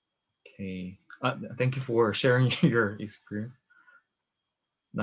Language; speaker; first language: English; non-native, learner; Korean